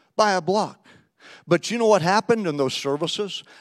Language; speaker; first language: English; native; English